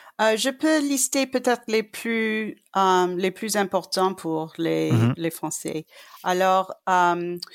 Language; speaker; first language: French; non-native, fluent; English